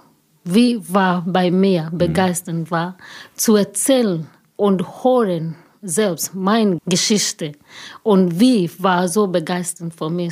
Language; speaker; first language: German; non-native, learner; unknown